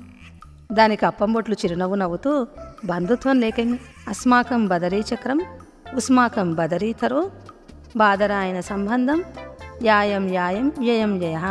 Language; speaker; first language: Telugu; native; Telugu